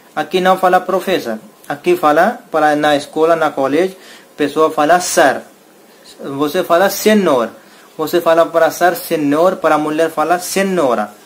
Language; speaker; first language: Portuguese; non-native, learner; Hindi